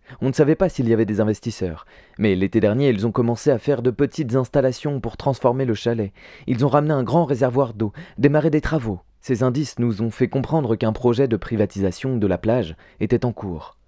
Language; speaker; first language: French; native; French